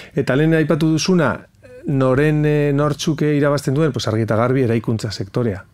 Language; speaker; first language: Basque; non-native, local second language; Spanish